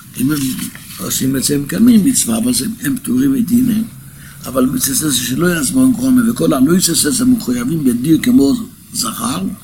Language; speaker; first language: Hebrew; non-native, local second language; Yiddish